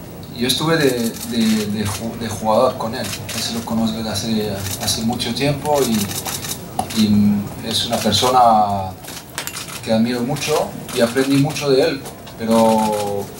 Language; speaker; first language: Spanish; non-native, fluent; French